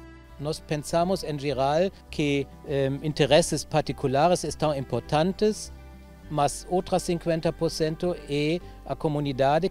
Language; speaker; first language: Portuguese; non-native, fluent; German